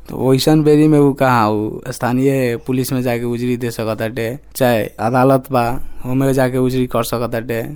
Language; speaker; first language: Bhojpuri; native; Bhojpuri